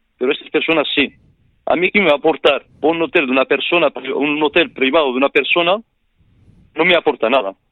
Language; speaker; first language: Spanish; non-native, fluent; Riffian